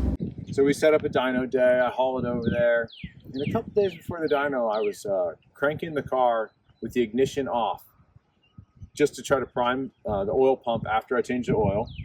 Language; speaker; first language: English; native; English